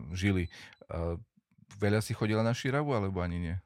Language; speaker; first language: Slovak; native; Slovak